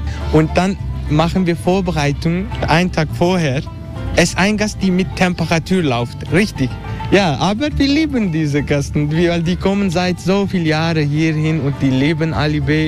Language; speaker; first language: German; non-native, learner; Turkish